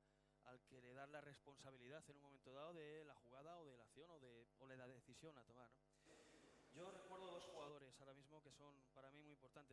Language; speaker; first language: Spanish; native; Spanish